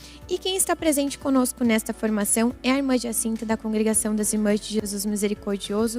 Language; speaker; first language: Portuguese; native; Portuguese